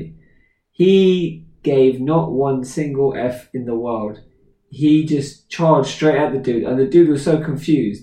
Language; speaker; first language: English; native; English